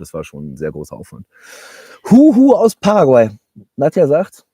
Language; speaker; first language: German; native; German